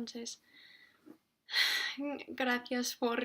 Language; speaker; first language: Spanish; non-native, fluent; English